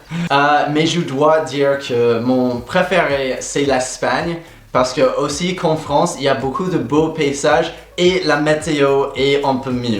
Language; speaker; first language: French; non-native, fluent; English